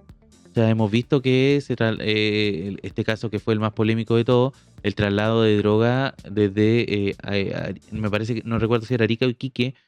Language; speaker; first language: Spanish; native; Spanish